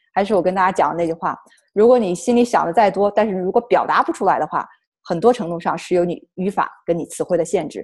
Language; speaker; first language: Chinese; native; Chinese